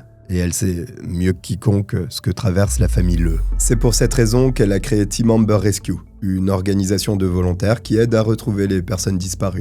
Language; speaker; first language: French; native; French